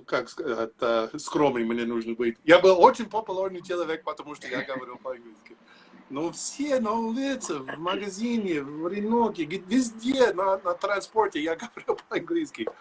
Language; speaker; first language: Russian; non-native, learner; English